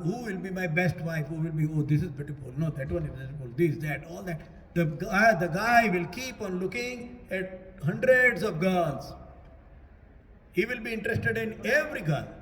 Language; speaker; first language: English; non-native, local second language; Hindi